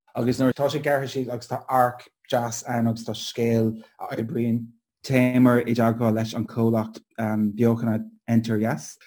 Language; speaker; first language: Irish; non-native, local second language; English